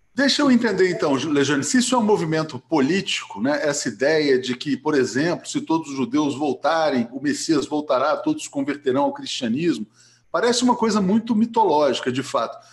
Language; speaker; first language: Portuguese; native; Portuguese